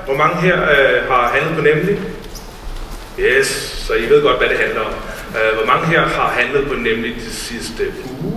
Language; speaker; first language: Danish; native; Danish